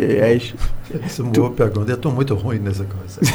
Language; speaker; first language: Portuguese; non-native, fluent; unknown